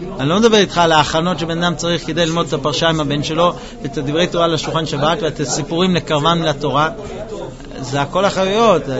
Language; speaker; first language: Hebrew; non-native, fluent; English